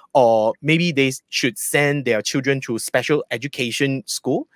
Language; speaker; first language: English; non-native, local second language; Chinese